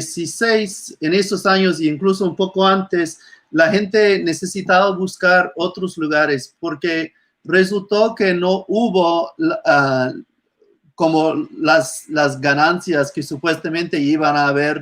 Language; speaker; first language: Spanish; non-native, fluent; English